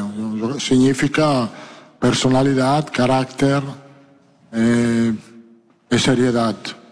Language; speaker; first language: Portuguese; non-native, learner; Italian